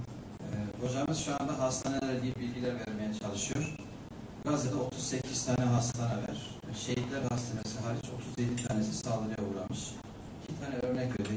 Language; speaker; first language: Turkish; native; Turkish